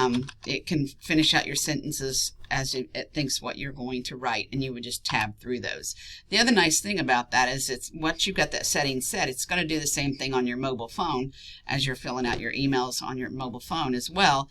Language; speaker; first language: English; native; English